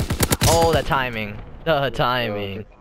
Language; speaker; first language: English; native; English